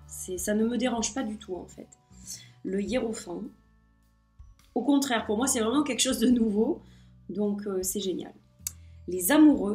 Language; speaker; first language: French; native; French